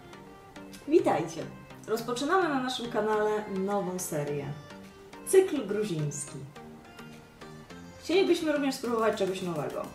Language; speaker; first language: Polish; native; Polish